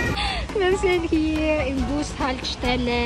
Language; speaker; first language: German; non-native, learner; Cebuano